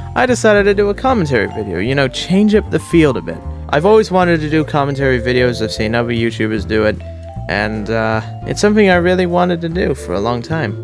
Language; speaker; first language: English; native; English